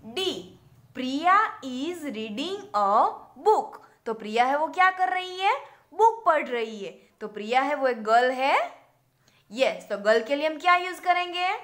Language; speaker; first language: Hindi; non-native, local second language; Gujarati